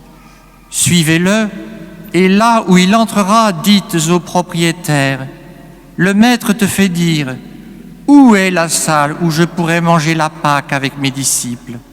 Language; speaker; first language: French; native; French